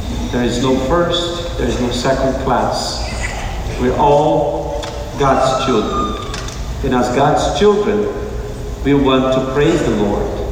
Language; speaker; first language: English; non-native, fluent; Portuguese